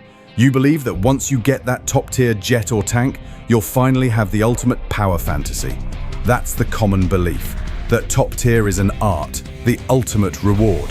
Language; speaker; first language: English; native; English